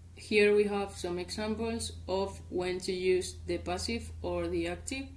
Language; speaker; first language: English; non-native, fluent; Spanish